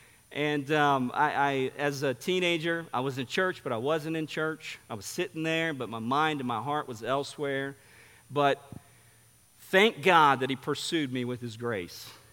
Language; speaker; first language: English; early bilingual, heritage; English